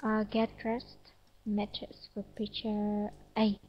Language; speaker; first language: English; non-native, fluent; Vietnamese